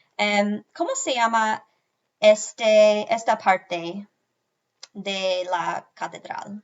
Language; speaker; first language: Spanish; non-native, fluent; English